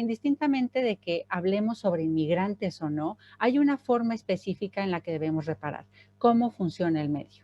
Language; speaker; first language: Spanish; native; Spanish